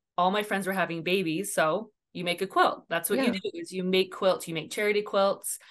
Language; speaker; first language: English; native; English